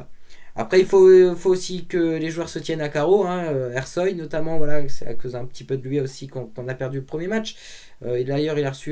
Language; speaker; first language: French; native; French